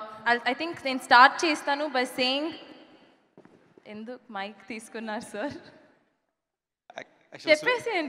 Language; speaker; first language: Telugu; non-native, learner; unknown